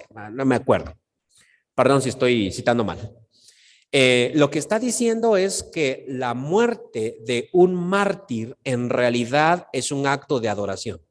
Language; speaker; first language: Spanish; native; Spanish